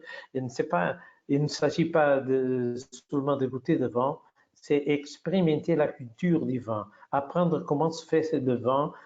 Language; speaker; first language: French; non-native, fluent; Portuguese